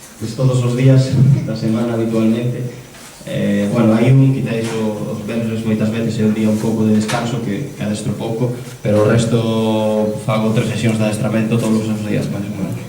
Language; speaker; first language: Galician; native; Galician